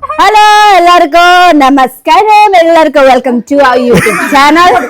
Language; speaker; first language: Malayalam; non-native, learner; Nepali